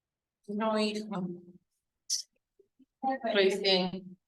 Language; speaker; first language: Spanish; native; Spanish